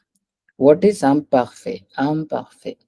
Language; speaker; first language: French; non-native, fluent; Hindi